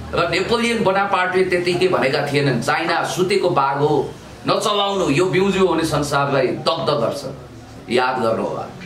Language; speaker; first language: Nepali; native; Nepali